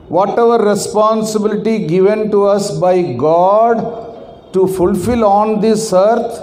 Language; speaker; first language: English; non-native, local second language; Telugu